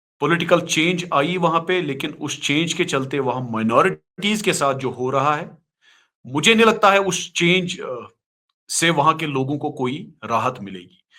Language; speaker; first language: Urdu; non-native, local second language; Kashmiri